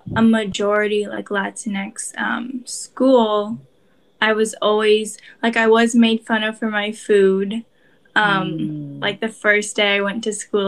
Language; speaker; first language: English; native; English